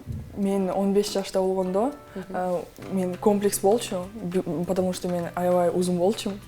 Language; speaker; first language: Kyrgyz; non-native, local second language; Russian